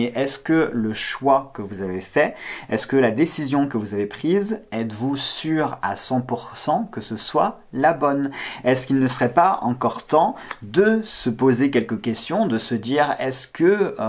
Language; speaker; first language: French; native; French